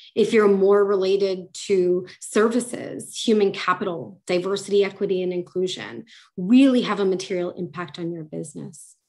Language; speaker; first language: English; native; English